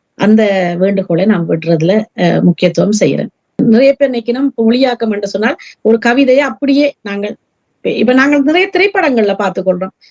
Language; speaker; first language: Tamil; early bilingual, heritage; Tamil